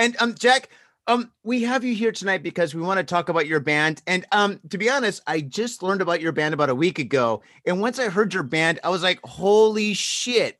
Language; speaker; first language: English; native; English